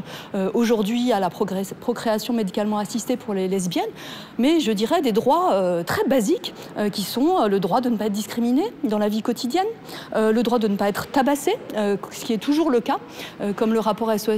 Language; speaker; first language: French; native; French